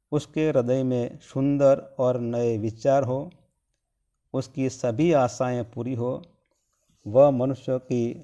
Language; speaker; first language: Hindi; non-native, local second language; Gujarati